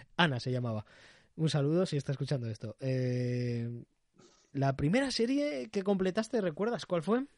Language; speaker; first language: Spanish; native; Spanish